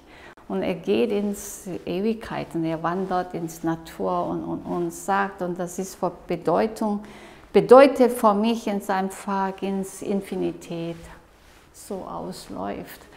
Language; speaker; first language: German; non-native, fluent; Korean